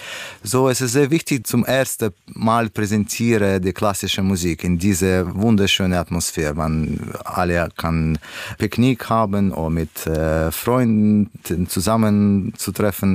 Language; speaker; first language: German; non-native, learner; Russian